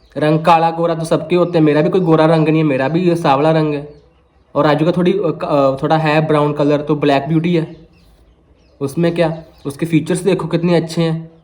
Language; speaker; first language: Hindi; non-native, local second language; Punjabi